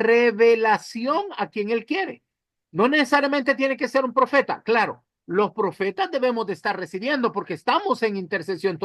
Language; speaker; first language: Spanish; native; Spanish